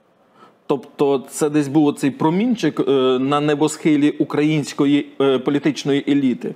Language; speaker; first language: Ukrainian; native; Ukrainian